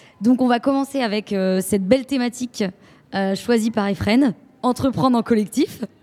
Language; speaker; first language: French; native; French